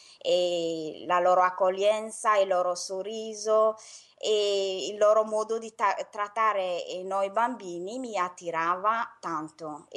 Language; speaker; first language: Italian; non-native, fluent; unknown